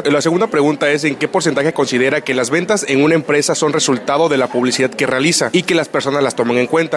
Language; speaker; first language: Spanish; native; Spanish